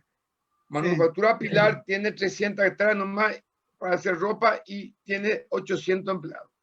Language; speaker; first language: Spanish; native; Spanish